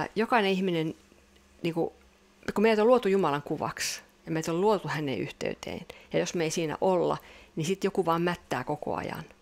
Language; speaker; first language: Finnish; non-native, local second language; Swedish